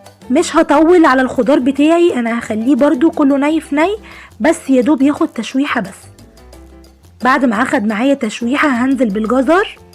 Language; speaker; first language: Arabic; native; Arabic